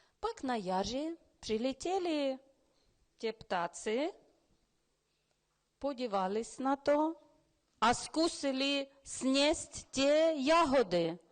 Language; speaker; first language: Czech; early bilingual, heritage; Ukrainian